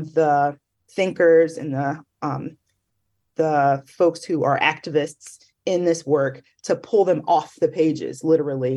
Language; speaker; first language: English; native; English